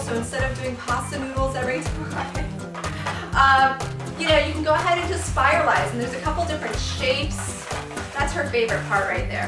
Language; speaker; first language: English; native; English